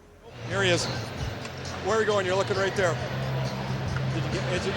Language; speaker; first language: English; native; English